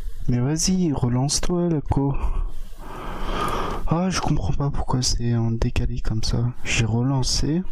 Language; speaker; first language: French; native; French